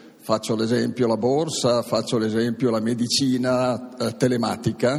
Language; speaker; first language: Italian; native; Italian